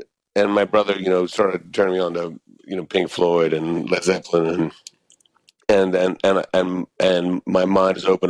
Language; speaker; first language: English; native; English